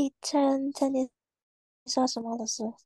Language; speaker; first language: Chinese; non-native, learner; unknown